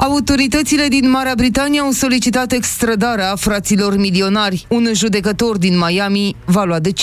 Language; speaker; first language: Romanian; native; Romanian